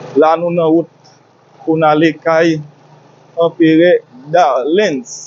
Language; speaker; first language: Haitian Creole; native; Haitian Creole